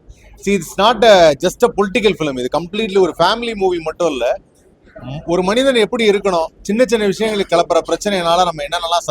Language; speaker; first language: Tamil; native; Tamil